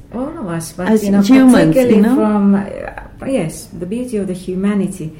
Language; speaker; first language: English; non-native, fluent; Finnish